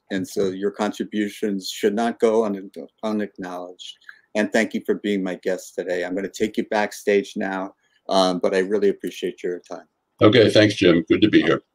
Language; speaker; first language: English; native; English